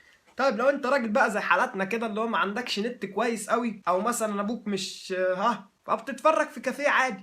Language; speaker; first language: Arabic; native; Arabic